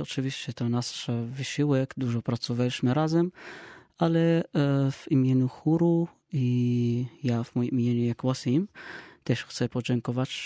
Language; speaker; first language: Polish; non-native, learner; Arabic